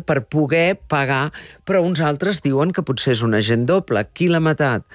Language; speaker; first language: Catalan; early bilingual, heritage; Catalan